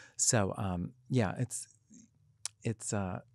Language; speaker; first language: English; native; English